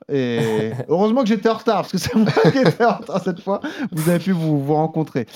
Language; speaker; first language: French; native; French